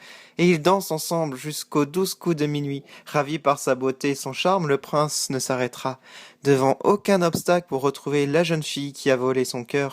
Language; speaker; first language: French; native; French